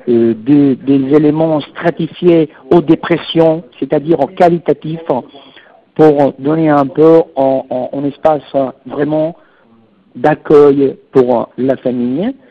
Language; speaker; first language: French; non-native, fluent; Italian